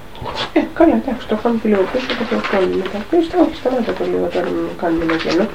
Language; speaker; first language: Greek; native; Greek